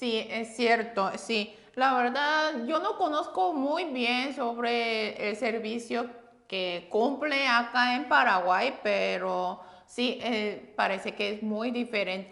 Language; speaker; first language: Spanish; non-native, fluent; Korean